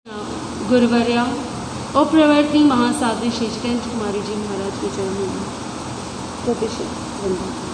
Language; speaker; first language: Hindi; native; Hindi